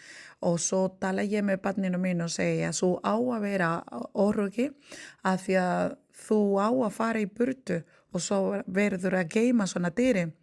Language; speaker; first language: Icelandic; non-native, learner; Spanish